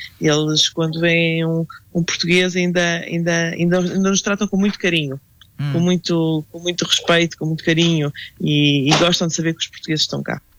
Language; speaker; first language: Portuguese; native; Portuguese